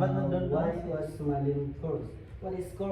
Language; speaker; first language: English; non-native, learner; Indonesian